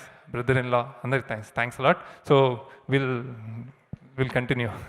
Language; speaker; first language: Telugu; native; Telugu